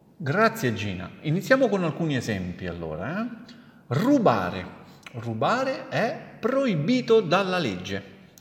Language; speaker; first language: Italian; native; Italian